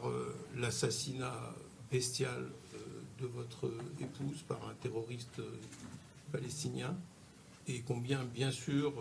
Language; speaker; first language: French; native; French